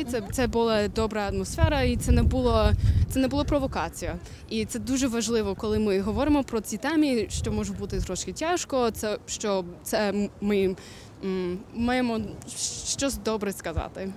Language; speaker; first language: Ukrainian; non-native, learner; English